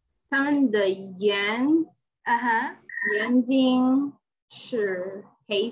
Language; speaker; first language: Chinese; non-native, learner; English